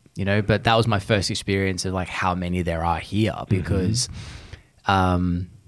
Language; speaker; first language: English; native; English